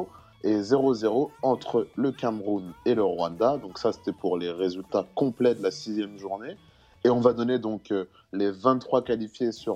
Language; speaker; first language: French; native; French